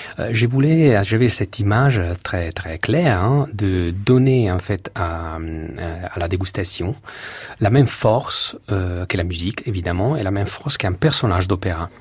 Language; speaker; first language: French; non-native, fluent; Italian